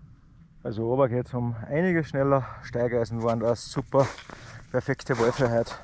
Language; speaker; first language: German; native; German